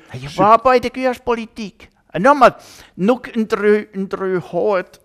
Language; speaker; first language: Albanian; non-native, learner; German